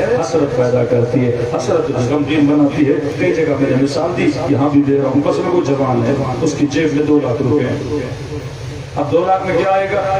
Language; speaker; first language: Urdu; non-native, local second language; Sindhi